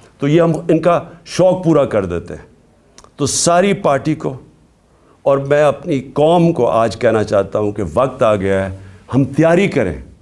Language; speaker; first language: Urdu; native; Urdu